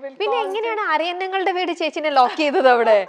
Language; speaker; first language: Malayalam; native; Malayalam